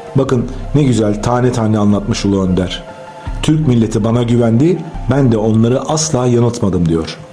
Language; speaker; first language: Turkish; native; Turkish